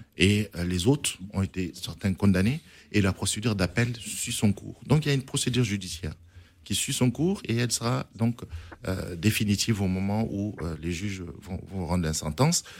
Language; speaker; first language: French; non-native, local second language; Arabic